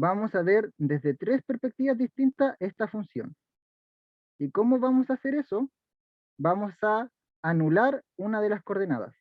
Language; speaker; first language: Spanish; native; Spanish